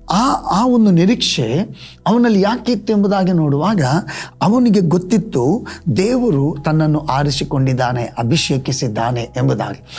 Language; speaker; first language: Kannada; native; Kannada